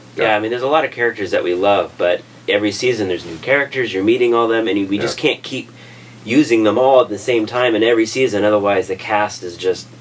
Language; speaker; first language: English; native; English